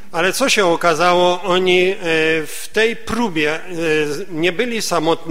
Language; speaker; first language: Polish; native; Polish